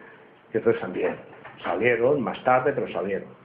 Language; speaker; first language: Spanish; native; Spanish